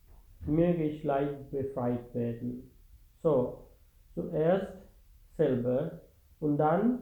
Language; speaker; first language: German; non-native, fluent; Sinhala